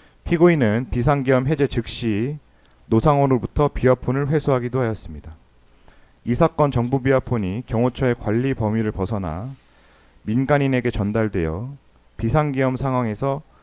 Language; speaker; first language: Korean; native; Korean